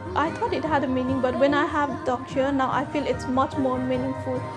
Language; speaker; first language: English; non-native, local second language; Nepali